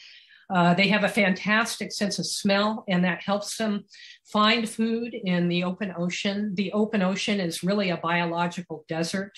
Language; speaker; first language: English; native; English